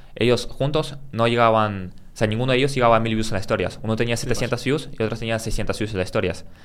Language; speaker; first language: Spanish; early bilingual, other home language; Russian